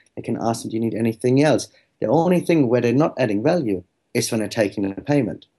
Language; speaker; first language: English; non-native, fluent; German